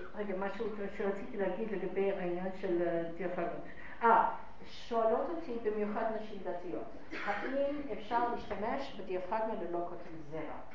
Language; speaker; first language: Hebrew; non-native, fluent; English